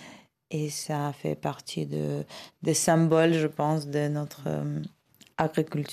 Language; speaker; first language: French; non-native, fluent; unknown